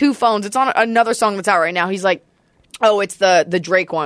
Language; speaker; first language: English; native; English